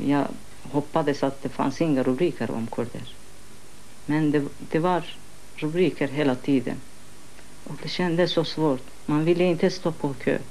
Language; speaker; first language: Swedish; non-native, fluent; Kurdish